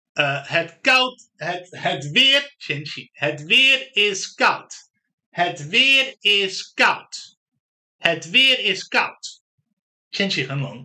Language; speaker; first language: Dutch; non-native, fluent; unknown